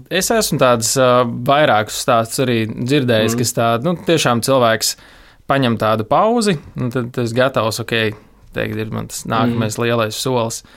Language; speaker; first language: Latvian; native; Latvian